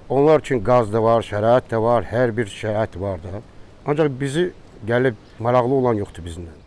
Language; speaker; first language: Azerbaijani; non-native, local second language; Lezghian